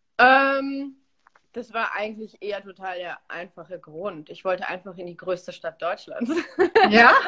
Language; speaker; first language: German; early bilingual, other home language; Polish